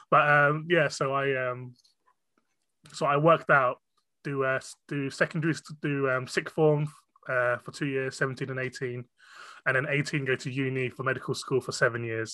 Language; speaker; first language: English; non-native, local second language; Cantonese